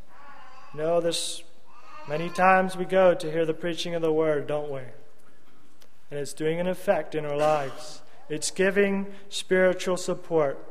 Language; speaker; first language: English; native; English